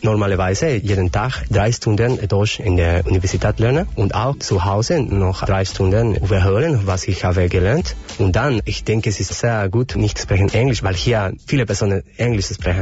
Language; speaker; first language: German; non-native, learner; Spanish